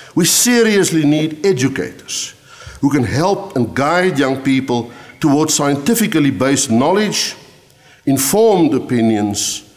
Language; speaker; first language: English; non-native, local second language; Afrikaans